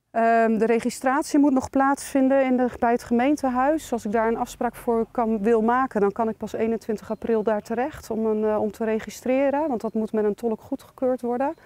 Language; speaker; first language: Dutch; native; Dutch